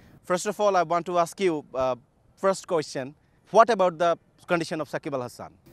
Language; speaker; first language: English; non-native, local second language; Bangla